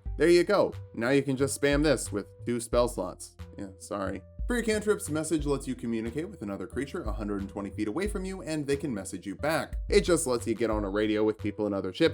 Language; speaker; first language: English; native; English